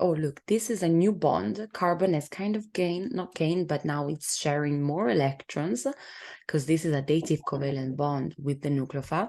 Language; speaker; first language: English; non-native, fluent; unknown